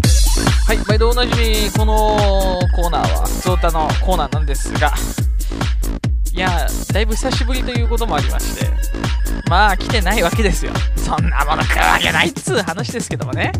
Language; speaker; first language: Japanese; native; Japanese